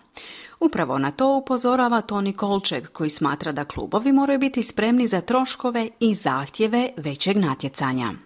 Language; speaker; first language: Croatian; native; Croatian